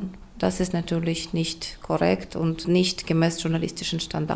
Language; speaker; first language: German; non-native, fluent; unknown